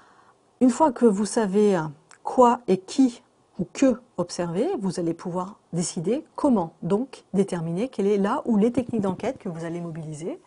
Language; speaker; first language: French; native; French